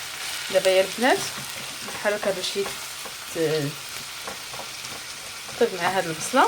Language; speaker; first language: Arabic; native; Arabic